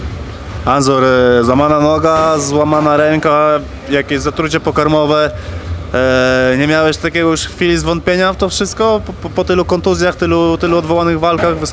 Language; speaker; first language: Polish; native; Polish